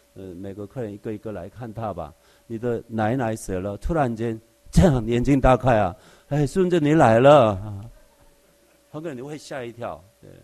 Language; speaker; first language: Chinese; non-native, fluent; Korean